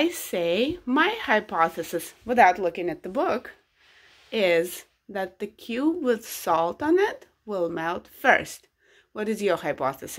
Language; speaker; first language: English; non-native, fluent; Russian